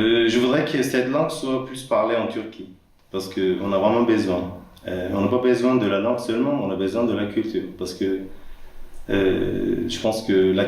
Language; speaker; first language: French; non-native, fluent; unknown